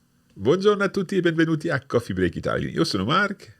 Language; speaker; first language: Italian; non-native, fluent; English